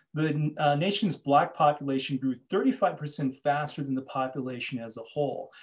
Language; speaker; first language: English; native; English